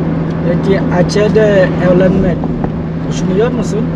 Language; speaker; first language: Turkish; non-native, learner; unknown